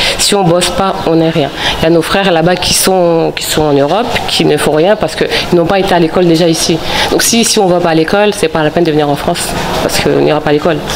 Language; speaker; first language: French; early bilingual, other home language; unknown